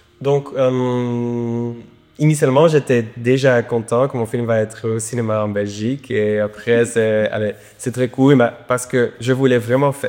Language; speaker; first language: French; non-native, learner; Dutch